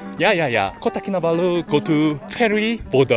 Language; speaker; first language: English; non-native, learner; Korean